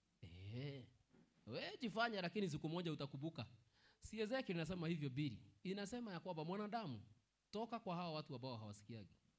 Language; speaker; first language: Swahili; non-native, local second language; Kikuyu